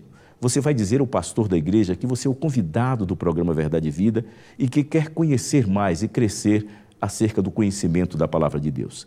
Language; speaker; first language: Portuguese; native; Portuguese